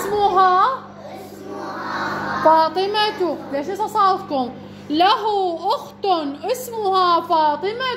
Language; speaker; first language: Arabic; native; Arabic